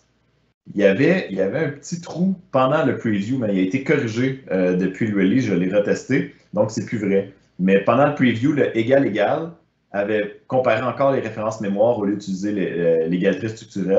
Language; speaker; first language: French; native; French